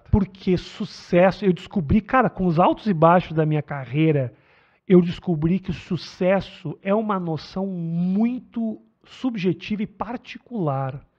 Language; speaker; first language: Portuguese; native; Portuguese